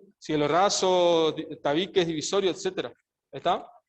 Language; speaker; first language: Spanish; native; Spanish